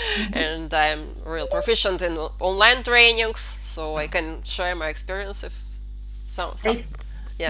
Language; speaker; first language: English; non-native, fluent; Russian